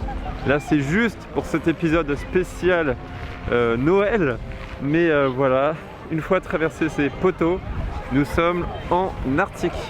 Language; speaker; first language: French; native; French